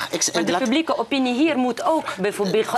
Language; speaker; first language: Dutch; non-native, fluent; Arabic